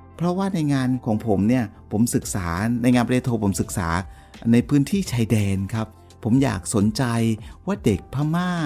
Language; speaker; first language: Thai; native; Thai